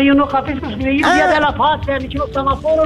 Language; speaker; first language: Italian; non-native, learner; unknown